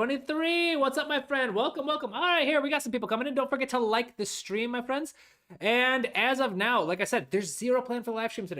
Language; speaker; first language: English; native; English